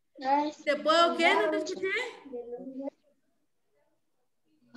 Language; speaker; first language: Spanish; native; Spanish